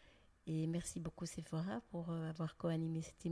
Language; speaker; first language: French; native; French